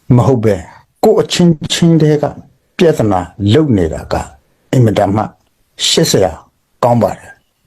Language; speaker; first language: Burmese; non-native, local second language; Hakha Chin